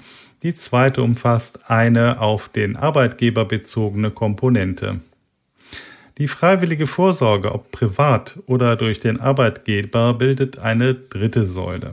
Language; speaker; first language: German; native; German